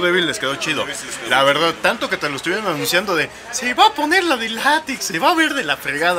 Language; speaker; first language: Spanish; native; Spanish